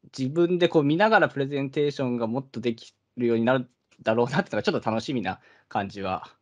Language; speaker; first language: Japanese; native; Japanese